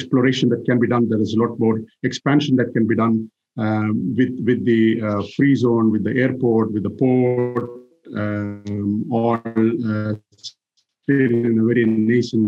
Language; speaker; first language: English; non-native, local second language; Malayalam